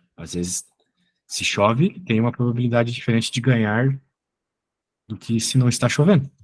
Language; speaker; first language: Portuguese; native; Portuguese